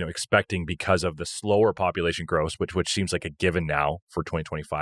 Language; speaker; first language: English; native; English